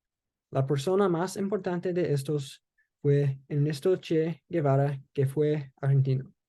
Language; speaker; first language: Spanish; non-native, learner; English